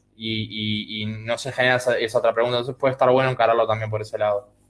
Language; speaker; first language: Spanish; native; Spanish